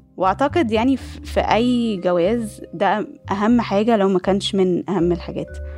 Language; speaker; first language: Arabic; native; Arabic